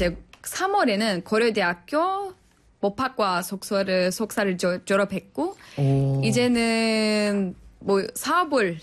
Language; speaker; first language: Korean; non-native, fluent; Turkish